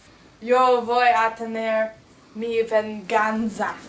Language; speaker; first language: Spanish; non-native, learner; English